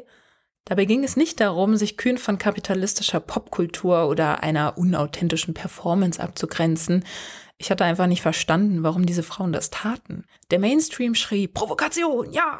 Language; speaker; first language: German; native; German